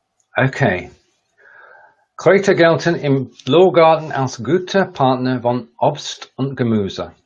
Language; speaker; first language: German; non-native, learner; English